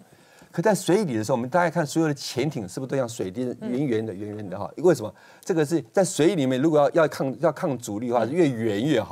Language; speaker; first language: Chinese; native; Chinese